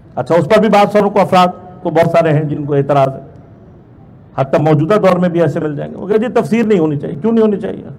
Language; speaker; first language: Urdu; native; Urdu